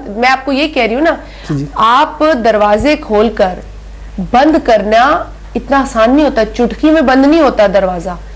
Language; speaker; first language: Urdu; non-native, local second language; Sindhi